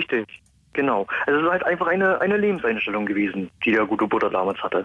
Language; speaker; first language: German; native; German